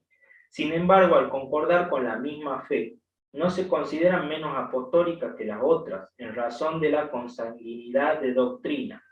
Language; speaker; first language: Spanish; native; Spanish